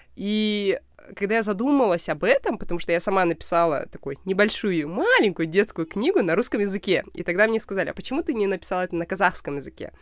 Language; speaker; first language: Russian; non-native, local second language; Kazakh